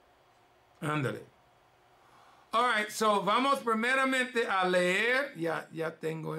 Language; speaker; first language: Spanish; early bilingual, heritage; English